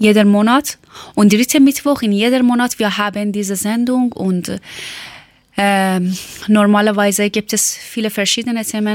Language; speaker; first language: German; non-native, learner; Persian